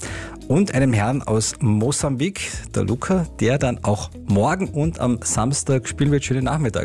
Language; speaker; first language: German; native; German